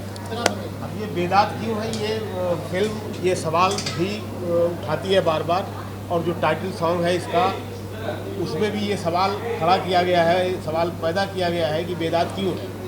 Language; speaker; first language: Hindi; native; Hindi